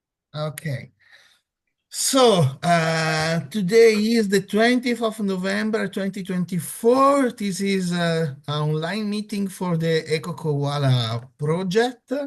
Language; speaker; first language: English; non-native, fluent; Italian